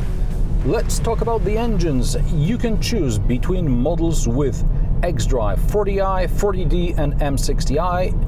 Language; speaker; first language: English; non-native, fluent; Polish